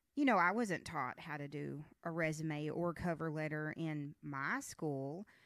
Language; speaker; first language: English; native; English